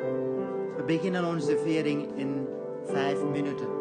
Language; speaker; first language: Dutch; non-native, fluent; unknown